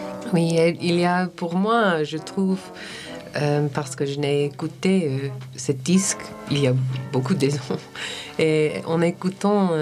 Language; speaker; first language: French; non-native, learner; English